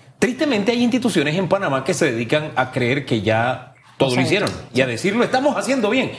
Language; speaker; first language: Spanish; native; Spanish